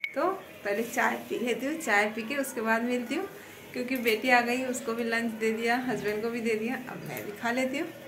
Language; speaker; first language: Hindi; non-native, local second language; Bangla